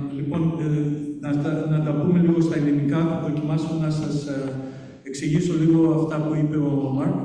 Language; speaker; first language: Greek; early bilingual, heritage; Greek